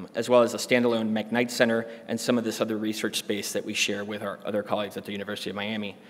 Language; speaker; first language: English; native; English